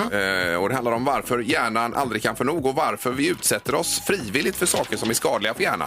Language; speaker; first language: Swedish; native; Swedish